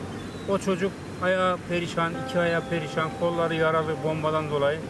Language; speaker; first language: Turkish; native; Turkish